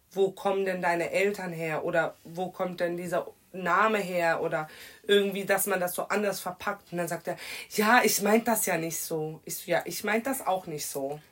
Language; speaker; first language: German; native; German